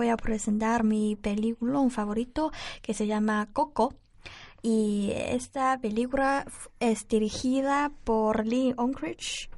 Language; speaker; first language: Spanish; non-native, learner; Chinese